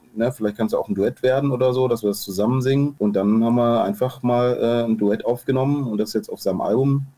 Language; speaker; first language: German; native; German